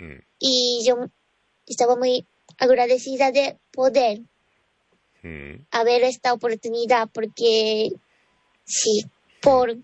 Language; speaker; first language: Spanish; non-native, learner; Japanese